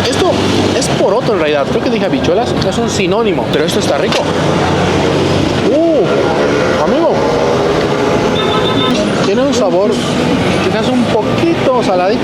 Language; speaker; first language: Spanish; native; Spanish